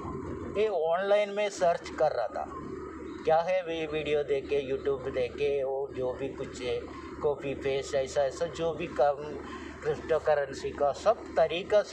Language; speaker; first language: Hindi; non-native, local second language; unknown